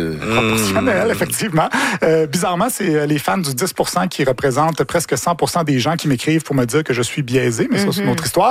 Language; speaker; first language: French; native; French